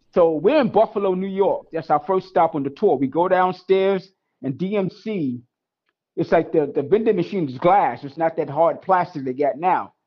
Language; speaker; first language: English; native; English